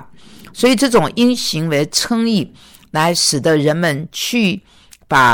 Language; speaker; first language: Chinese; native; Chinese